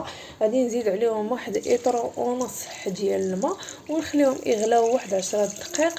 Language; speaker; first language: Arabic; native; Arabic